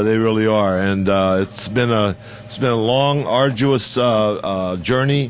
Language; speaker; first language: English; native; English